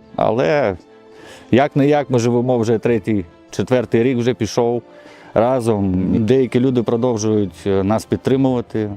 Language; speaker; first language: Ukrainian; non-native, local second language; Russian